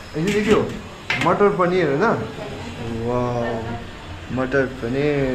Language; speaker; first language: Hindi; non-native, local second language; Nepali